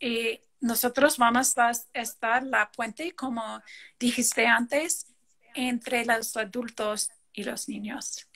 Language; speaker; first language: Spanish; non-native, fluent; English